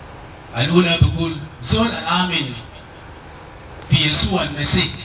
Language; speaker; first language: Arabic; non-native, local second language; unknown